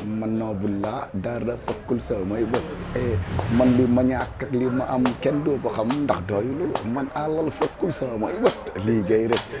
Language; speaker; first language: Wolof; native; Wolof